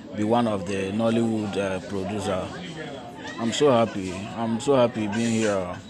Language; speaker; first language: English; non-native, local second language; Igbo